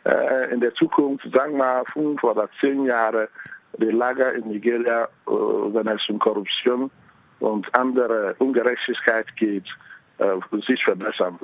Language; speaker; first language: German; non-native, fluent; Igbo